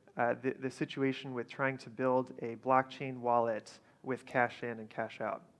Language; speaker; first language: English; native; English